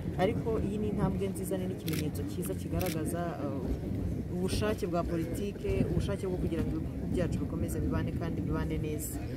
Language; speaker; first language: Kinyarwanda; native; Kinyarwanda